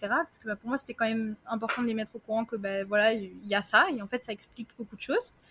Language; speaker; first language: French; early bilingual, other home language; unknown